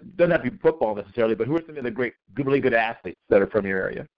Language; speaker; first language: English; native; English